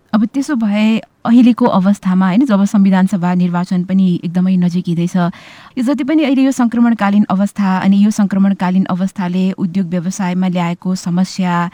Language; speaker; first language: Nepali; native; Nepali